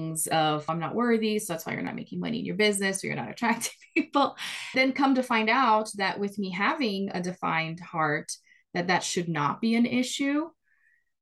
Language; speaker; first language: English; non-native, fluent; Portuguese